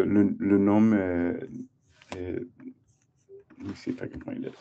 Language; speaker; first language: French; non-native, learner; English